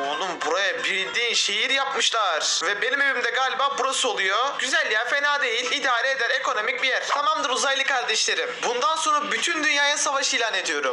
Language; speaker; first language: Turkish; native; Turkish